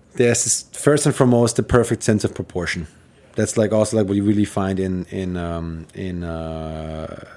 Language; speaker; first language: English; non-native, fluent; German